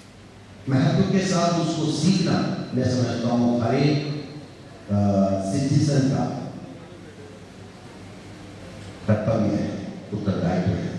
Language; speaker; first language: Hindi; non-native, local second language; Malayalam